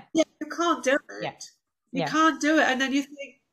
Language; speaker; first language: English; non-native, fluent; Turkish